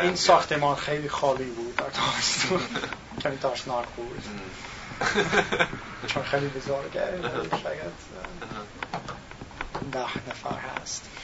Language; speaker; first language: Tajik; non-native, learner; English